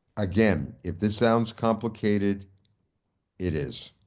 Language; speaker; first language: English; native; English